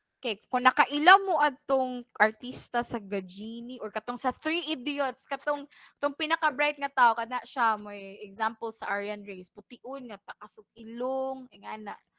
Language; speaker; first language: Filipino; non-native, local second language; Cebuano